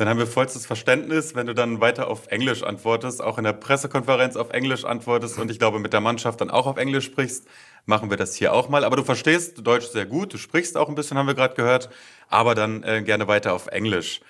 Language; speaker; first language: German; native; German